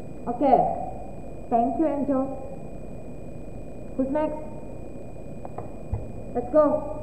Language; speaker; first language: English; non-native, fluent; Indonesian